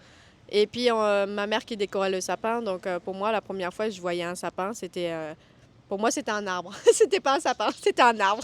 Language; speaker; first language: French; early bilingual, other home language; Vietnamese